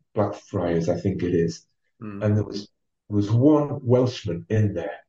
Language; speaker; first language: English; native; English